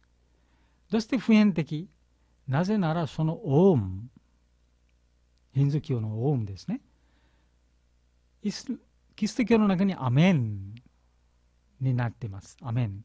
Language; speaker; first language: Japanese; non-native, learner; Bangla